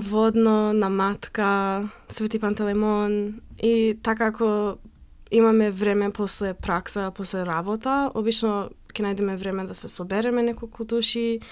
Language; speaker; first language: Macedonian; early bilingual, heritage; Macedonian